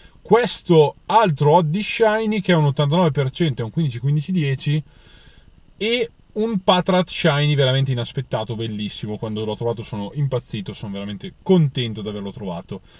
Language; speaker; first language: Italian; native; Italian